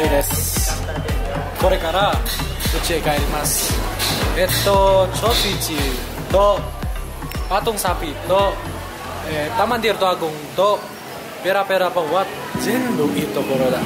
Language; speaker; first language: Japanese; non-native, learner; Indonesian